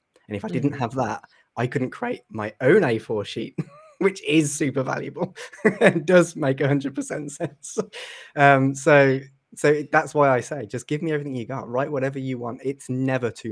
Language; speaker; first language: English; native; English